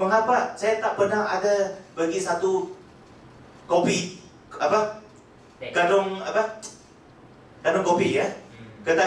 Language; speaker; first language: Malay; non-native, local second language; Chinese